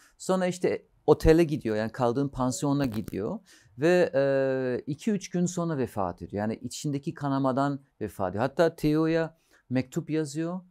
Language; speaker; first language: Turkish; non-native, fluent; German